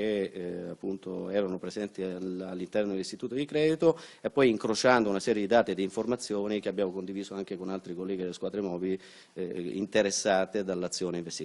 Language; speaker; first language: Italian; native; Italian